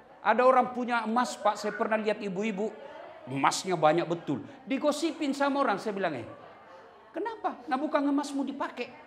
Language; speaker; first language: Indonesian; non-native, local second language; Buginese